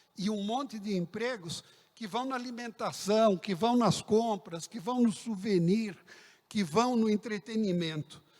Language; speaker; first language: Portuguese; early bilingual, other home language; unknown